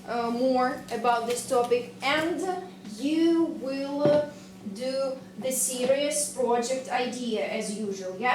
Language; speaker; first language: English; non-native, fluent; Russian